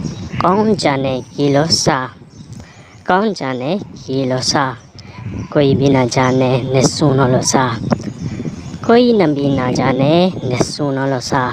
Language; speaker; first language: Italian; non-native, learner; Urdu